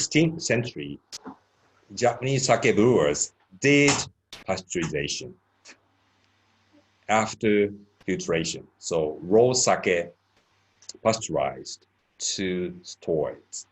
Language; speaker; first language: English; non-native, fluent; Japanese